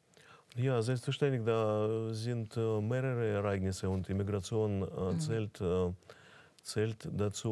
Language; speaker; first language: German; non-native, fluent; Russian